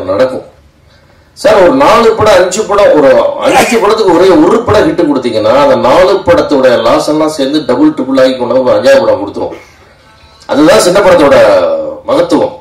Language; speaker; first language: Tamil; native; Tamil